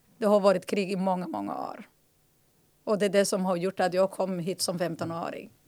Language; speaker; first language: Swedish; non-native, fluent; Somali